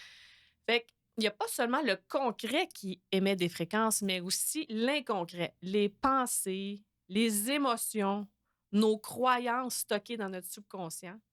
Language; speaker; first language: French; native; French